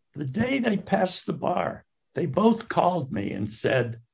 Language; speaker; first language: English; native; English